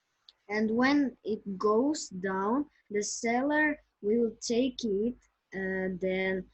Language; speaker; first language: English; non-native, learner; Russian